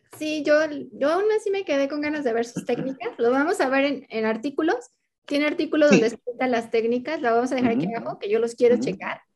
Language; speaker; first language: Spanish; native; Spanish